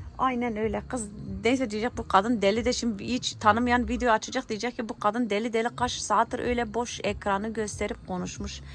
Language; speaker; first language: Turkish; early bilingual, heritage; Turkish